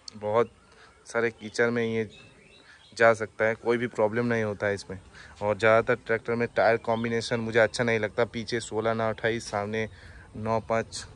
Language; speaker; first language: Hindi; non-native, local second language; Bangla